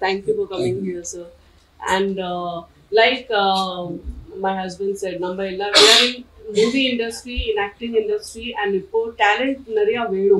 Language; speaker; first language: Tamil; non-native, fluent; Gujarati